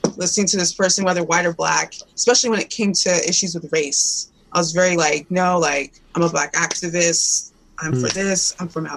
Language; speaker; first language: English; native; English